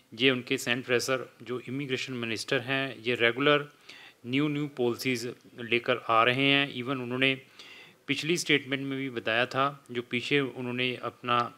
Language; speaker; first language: Hindi; native; Hindi